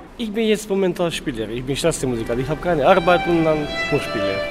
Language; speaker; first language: German; non-native, learner; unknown